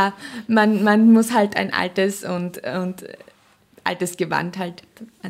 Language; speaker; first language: German; non-native, fluent; Nepali